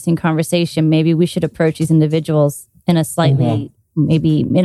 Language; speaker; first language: English; native; English